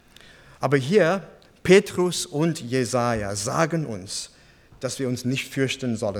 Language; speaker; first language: German; non-native, fluent; English